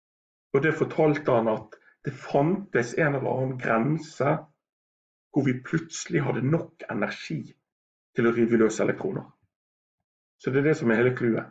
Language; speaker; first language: Norwegian; native; Norwegian